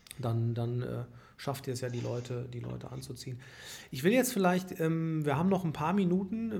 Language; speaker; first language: German; native; German